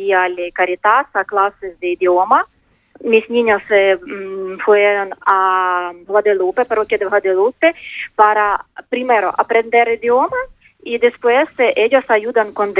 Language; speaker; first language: Spanish; non-native, learner; Ukrainian